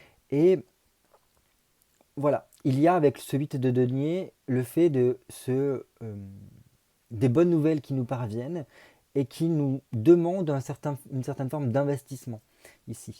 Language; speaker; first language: French; native; French